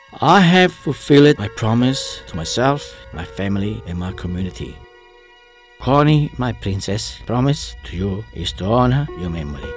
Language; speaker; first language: English; non-native, fluent; Italian